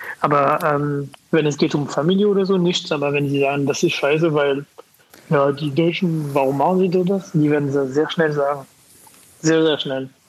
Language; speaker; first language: German; non-native, fluent; French